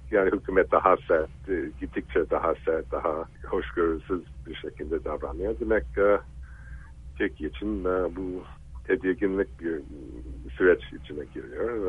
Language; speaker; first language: Turkish; non-native, fluent; English